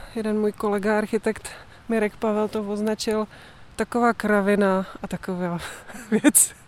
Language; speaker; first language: Czech; native; Czech